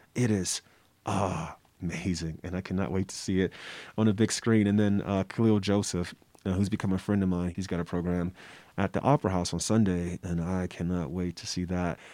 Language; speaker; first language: English; native; English